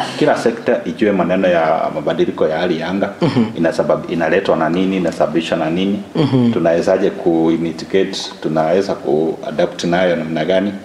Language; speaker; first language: Swahili; non-native, local second language; Gusii